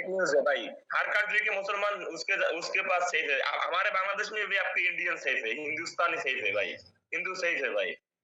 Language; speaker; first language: Hindi; non-native, learner; Bangla